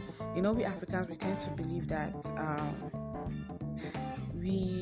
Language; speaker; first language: English; non-native, local second language; Igbo